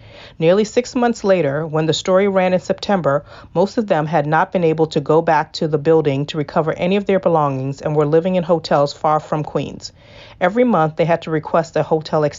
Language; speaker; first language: English; native; English